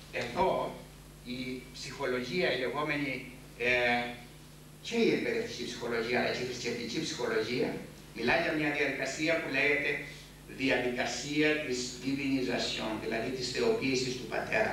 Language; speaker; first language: Greek; native; Greek